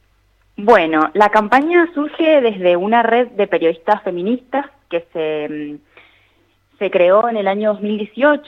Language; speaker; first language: Spanish; native; Spanish